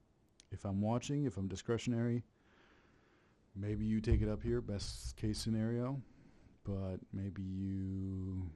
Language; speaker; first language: English; native; English